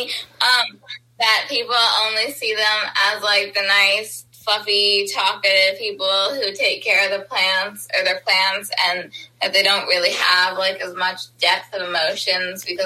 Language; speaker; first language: English; native; English